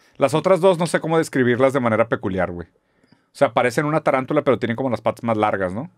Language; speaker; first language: Spanish; non-native, fluent; German